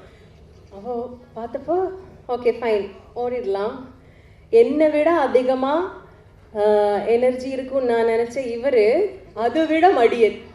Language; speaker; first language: Tamil; non-native, learner; Malayalam